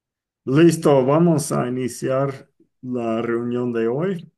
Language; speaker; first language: Spanish; non-native, fluent; English